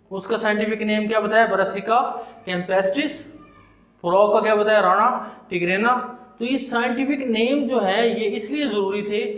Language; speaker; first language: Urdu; non-native, local second language; Punjabi